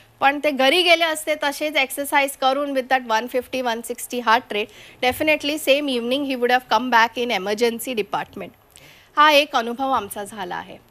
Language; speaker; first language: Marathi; non-native, local second language; Konkani